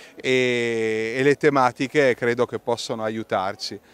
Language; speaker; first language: Italian; native; Italian